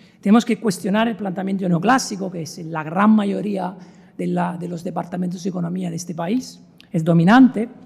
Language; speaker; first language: Spanish; non-native, fluent; Italian